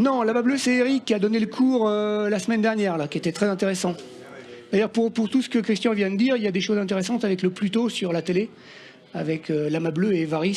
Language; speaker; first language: French; native; French